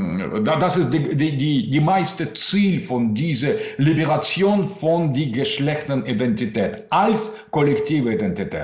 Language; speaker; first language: German; non-native, learner; Russian